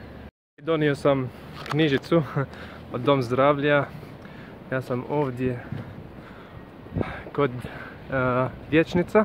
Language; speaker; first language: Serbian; non-native, learner; Arabic